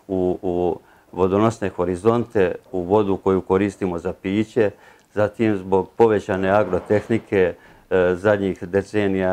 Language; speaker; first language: Serbian; native; Serbian